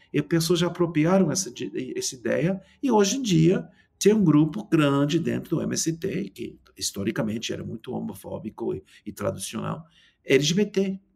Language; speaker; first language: Portuguese; non-native, fluent; English